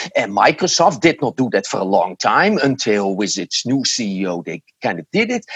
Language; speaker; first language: English; non-native, fluent; Dutch